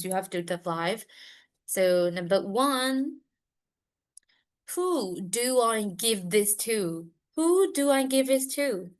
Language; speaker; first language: English; non-native, fluent; Burmese